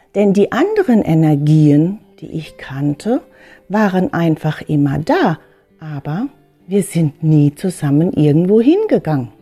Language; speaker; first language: German; early bilingual, other home language; Filipino